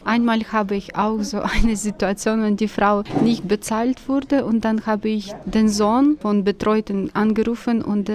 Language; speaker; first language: German; non-native, fluent; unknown